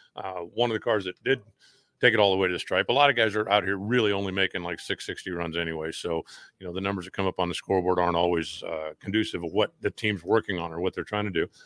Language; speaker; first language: English; native; English